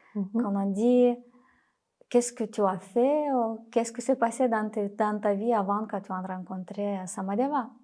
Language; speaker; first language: French; non-native, fluent; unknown